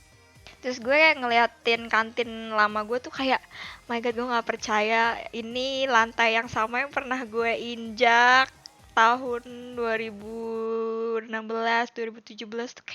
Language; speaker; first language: Indonesian; native; Indonesian